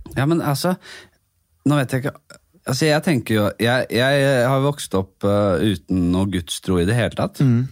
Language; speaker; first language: Norwegian; native; Norwegian